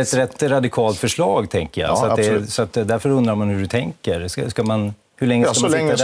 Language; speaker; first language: Swedish; native; Swedish